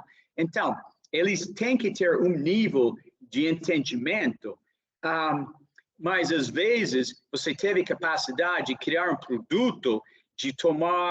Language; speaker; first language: Portuguese; non-native, fluent; English